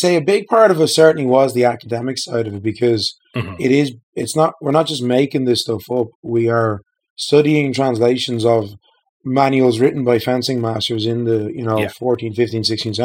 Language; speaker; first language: English; native; English